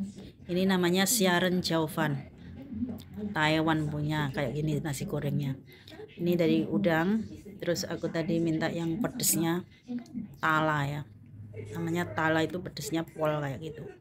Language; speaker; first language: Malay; non-native, local second language; Javanese